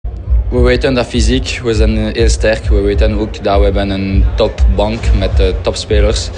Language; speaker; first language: Dutch; non-native, fluent; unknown